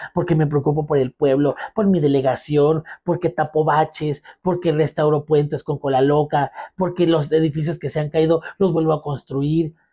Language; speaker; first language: Spanish; native; Spanish